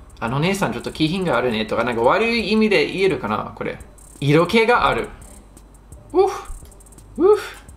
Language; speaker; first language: Japanese; non-native, fluent; English